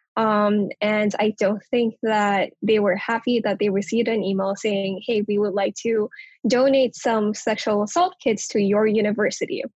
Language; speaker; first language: English; non-native, local second language; Nepali